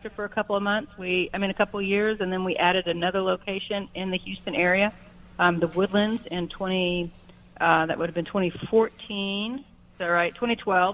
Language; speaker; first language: English; native; English